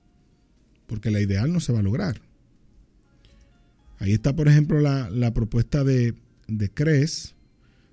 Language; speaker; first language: Spanish; native; Spanish